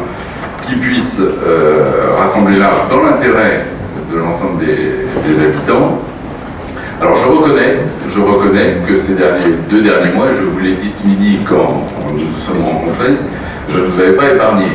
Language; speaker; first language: French; native; French